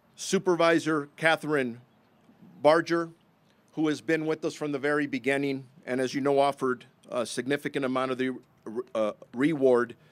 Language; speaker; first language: English; early bilingual, other home language; Spanish